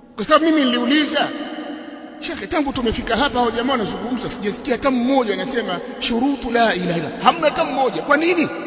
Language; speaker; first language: Swahili; native; Swahili